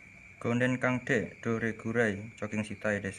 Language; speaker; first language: Japanese; non-native, learner; Indonesian